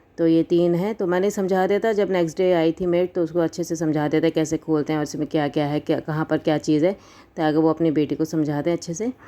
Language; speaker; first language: Urdu; native; Urdu